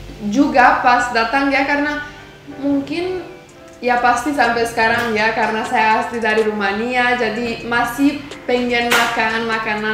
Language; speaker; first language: Indonesian; non-native, fluent; Romanian